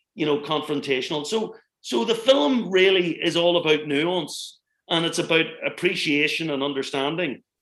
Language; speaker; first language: English; native; English